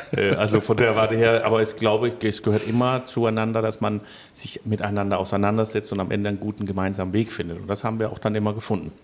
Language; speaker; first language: German; non-native, fluent; Danish